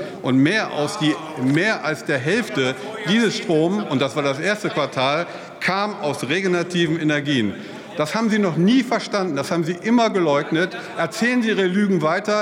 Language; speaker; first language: German; native; German